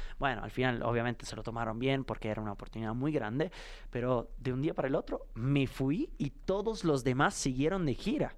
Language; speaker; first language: Spanish; non-native, fluent; Italian